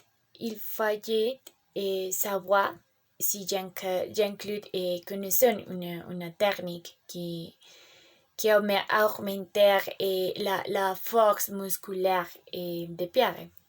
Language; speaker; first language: French; non-native, learner; Spanish